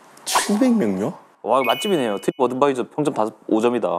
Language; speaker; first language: Korean; native; Korean